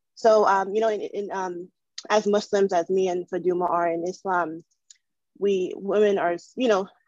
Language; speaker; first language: English; early bilingual, other home language; Wolof